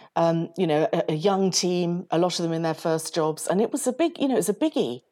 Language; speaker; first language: English; native; English